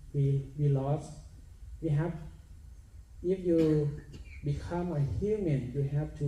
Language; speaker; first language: English; non-native, learner; Thai